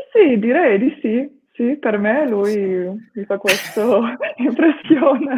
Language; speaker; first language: Italian; non-native, fluent; German